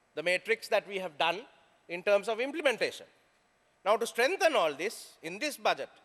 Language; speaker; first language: English; non-native, local second language; Sinhala